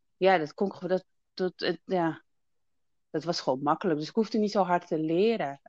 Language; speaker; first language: Dutch; native; Dutch